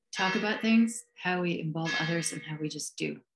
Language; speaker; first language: English; native; English